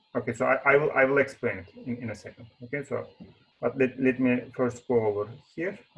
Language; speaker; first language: English; non-native, fluent; Turkish